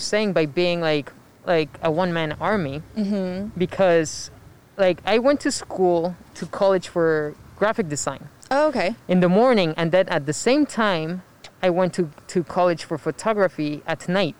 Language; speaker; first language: English; non-native, fluent; Spanish